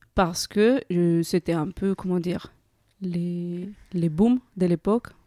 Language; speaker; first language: French; non-native, fluent; Spanish